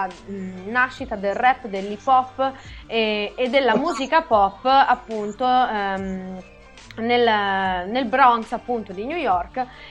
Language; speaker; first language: Italian; native; Italian